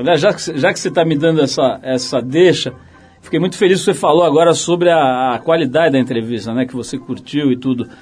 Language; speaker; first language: Portuguese; native; Portuguese